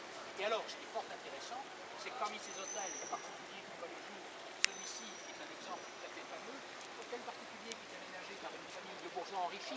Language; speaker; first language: French; native; French